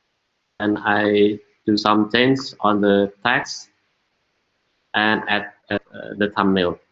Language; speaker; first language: English; non-native, learner; Indonesian